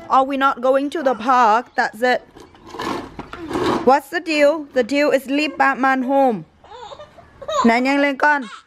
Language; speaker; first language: English; non-native, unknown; Vietnamese